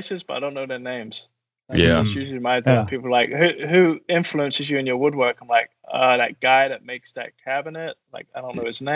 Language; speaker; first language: English; native; English